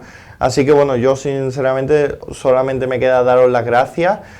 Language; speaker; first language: Spanish; native; Spanish